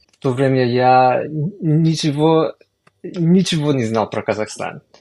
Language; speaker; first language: Russian; non-native, fluent; English